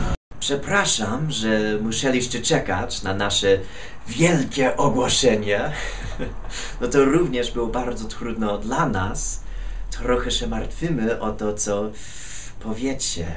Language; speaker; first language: Polish; non-native, fluent; English